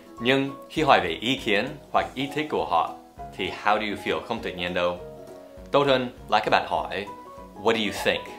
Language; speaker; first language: Vietnamese; non-native, fluent; English